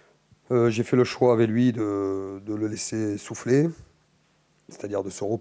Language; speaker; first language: French; native; French